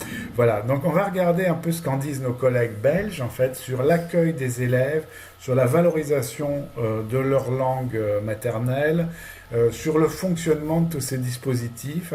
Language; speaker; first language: French; native; French